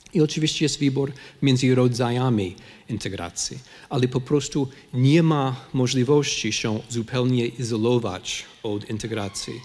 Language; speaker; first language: Polish; non-native, fluent; English